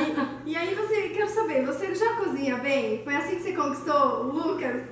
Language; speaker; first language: Portuguese; native; Portuguese